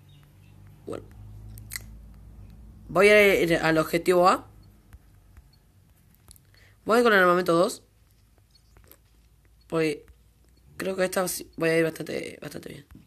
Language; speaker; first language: Spanish; native; Spanish